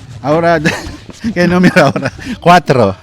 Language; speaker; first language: Spanish; non-native, learner; Filipino